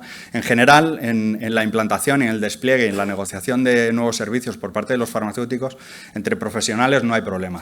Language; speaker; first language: Spanish; native; Spanish